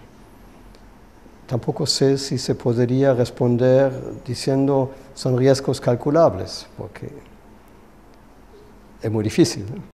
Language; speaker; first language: Spanish; non-native, fluent; German